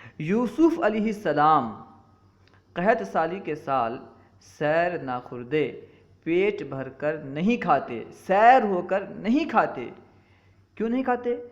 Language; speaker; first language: Urdu; native; Urdu